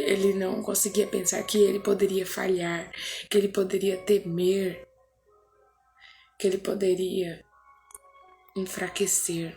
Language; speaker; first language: Portuguese; native; Portuguese